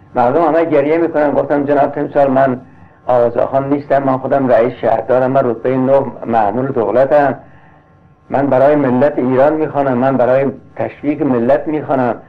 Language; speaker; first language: Persian; non-native, local second language; Azerbaijani